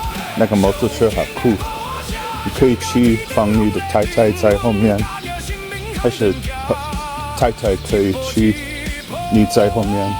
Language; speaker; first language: Chinese; non-native, fluent; English